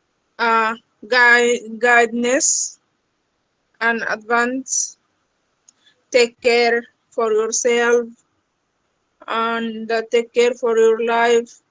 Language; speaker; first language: English; non-native, learner; Arabic